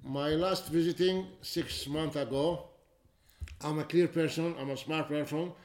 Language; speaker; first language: English; non-native, learner; Arabic